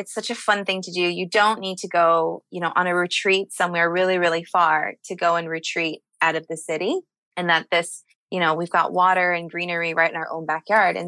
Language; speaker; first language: English; native; English